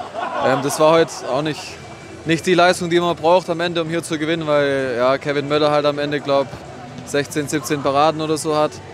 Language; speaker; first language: German; native; German